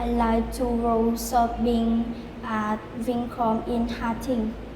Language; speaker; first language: English; non-native, learner; Vietnamese